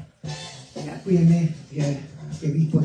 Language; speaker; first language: Slovak; non-native, local second language; Romany